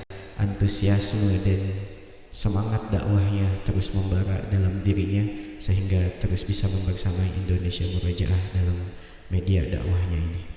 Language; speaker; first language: Indonesian; native; Indonesian